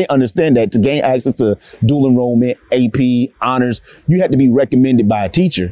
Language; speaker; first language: English; native; English